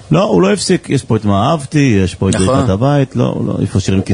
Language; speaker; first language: Hebrew; native; Hebrew